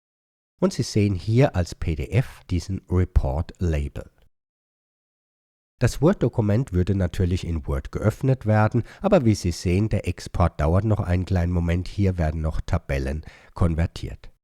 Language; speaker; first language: German; native; German